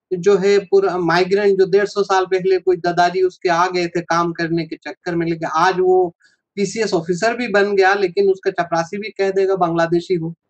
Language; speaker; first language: Hindi; non-native, local second language; Assamese